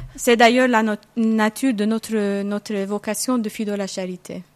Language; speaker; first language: French; non-native, fluent; Persian